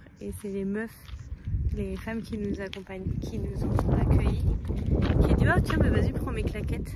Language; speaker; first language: French; native; French